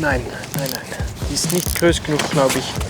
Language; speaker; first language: German; non-native, learner; Dutch